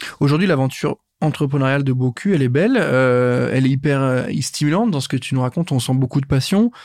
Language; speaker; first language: French; native; French